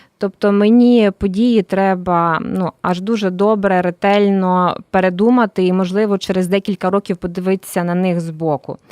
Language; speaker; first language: Ukrainian; native; Ukrainian